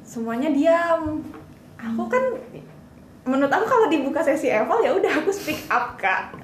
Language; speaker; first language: Indonesian; non-native, local second language; Minangkabau